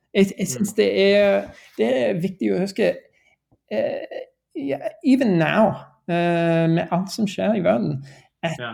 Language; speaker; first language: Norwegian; non-native, learner; English